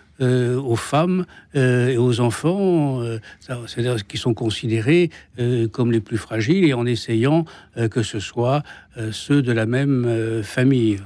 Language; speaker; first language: French; native; French